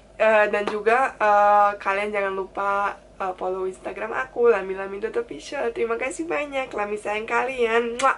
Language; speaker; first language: Indonesian; non-native, fluent; Turkish